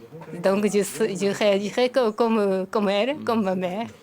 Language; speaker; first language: French; non-native, fluent; Japanese